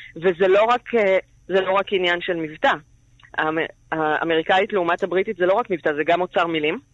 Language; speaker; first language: Hebrew; native; Hebrew